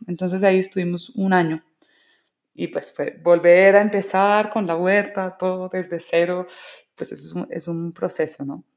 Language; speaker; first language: Spanish; early bilingual, other home language; English